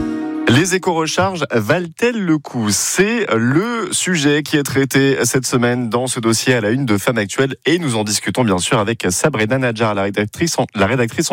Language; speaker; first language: French; native; French